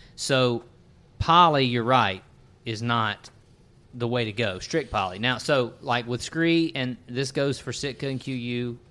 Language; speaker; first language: English; native; English